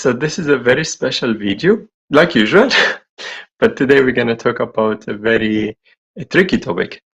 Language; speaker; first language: English; non-native, fluent; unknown